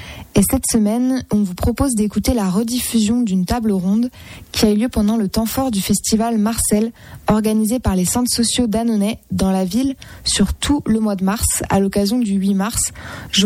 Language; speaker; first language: French; native; French